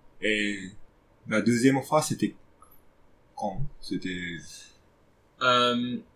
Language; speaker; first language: French; non-native, fluent; Japanese